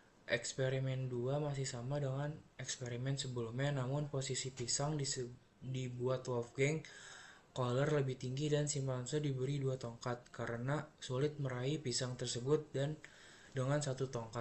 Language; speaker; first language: Indonesian; native; Indonesian